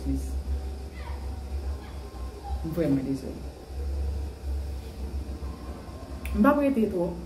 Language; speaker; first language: French; non-native, learner; Haitian Creole